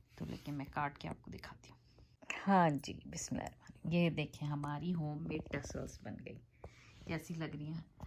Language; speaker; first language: Urdu; native; Urdu